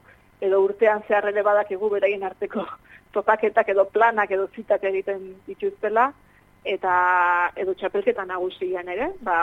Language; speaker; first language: Basque; native; Basque